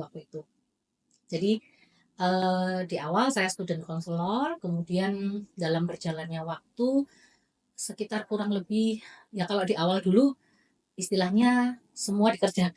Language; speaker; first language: Indonesian; native; Indonesian